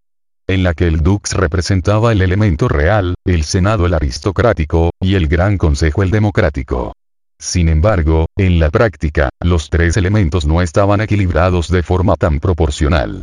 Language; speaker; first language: Spanish; native; Spanish